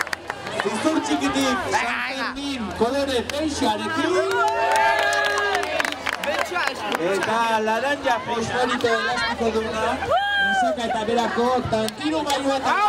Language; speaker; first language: Basque; native; Basque